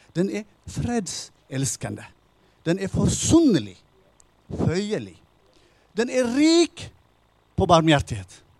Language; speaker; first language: Norwegian; non-native, fluent; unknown